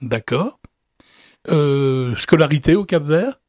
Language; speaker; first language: French; native; French